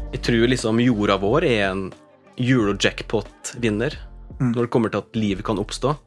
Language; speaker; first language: Norwegian; native; Norwegian